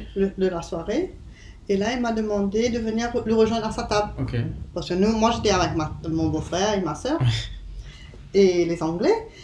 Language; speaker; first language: French; non-native, fluent; English